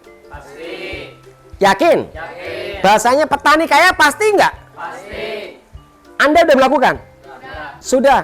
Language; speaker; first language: Indonesian; non-native, local second language; Javanese